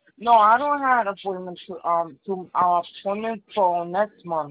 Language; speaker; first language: English; non-native, learner; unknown